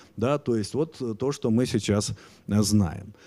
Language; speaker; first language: Russian; native; Russian